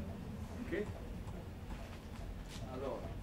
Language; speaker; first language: Italian; non-native, learner; German